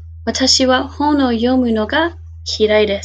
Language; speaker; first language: Japanese; non-native, fluent; English